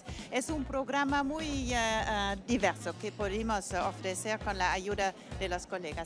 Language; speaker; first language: Spanish; non-native, fluent; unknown